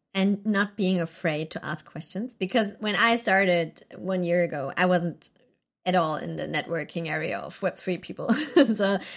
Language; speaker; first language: English; non-native, fluent; Italian